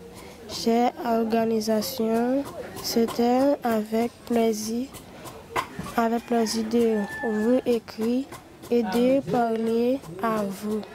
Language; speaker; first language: French; non-native, learner; Haitian Creole